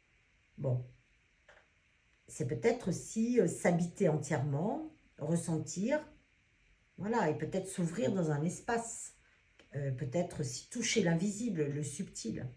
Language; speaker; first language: French; native; French